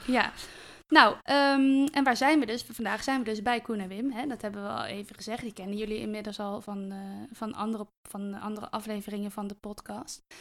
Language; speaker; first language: Dutch; native; Dutch